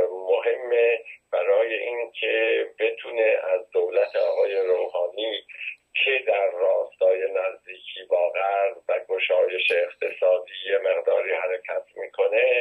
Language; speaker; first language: Persian; native; Persian